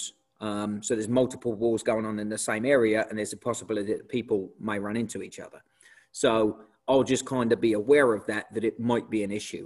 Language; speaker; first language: English; native; English